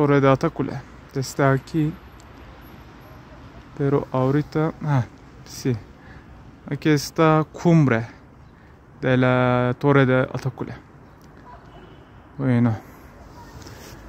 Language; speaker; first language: Spanish; non-native, fluent; Turkish